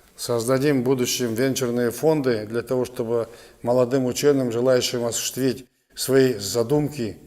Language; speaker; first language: Russian; non-native, local second language; Kazakh